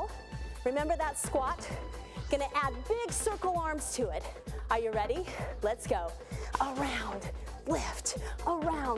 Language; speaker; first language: English; native; English